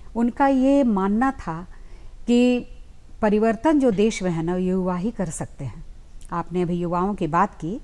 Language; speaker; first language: Hindi; native; Hindi